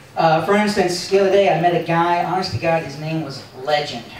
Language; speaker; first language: English; native; English